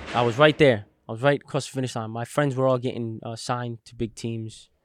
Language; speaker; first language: English; native; English